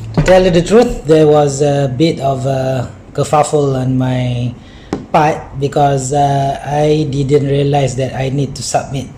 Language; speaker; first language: English; non-native, local second language; Malay